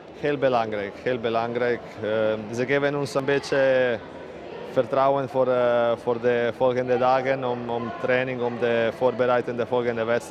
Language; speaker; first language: Dutch; non-native, learner; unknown